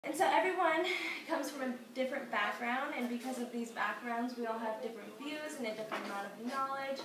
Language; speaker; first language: English; native; English